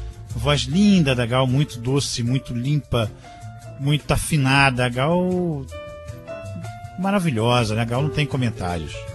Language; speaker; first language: Portuguese; native; Portuguese